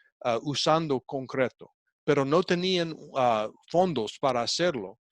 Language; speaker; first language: Spanish; non-native, fluent; English